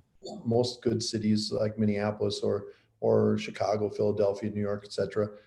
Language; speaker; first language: English; native; English